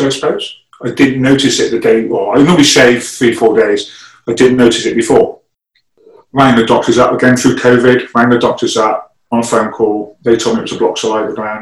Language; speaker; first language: English; native; English